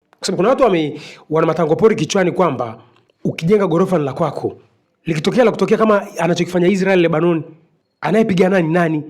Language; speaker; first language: Swahili; native; Swahili